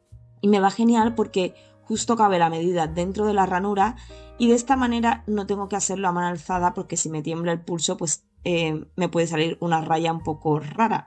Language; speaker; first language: Spanish; native; Spanish